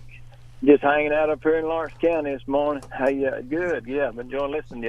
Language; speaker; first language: English; native; English